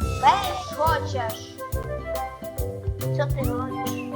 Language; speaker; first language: Polish; non-native, learner; Ukrainian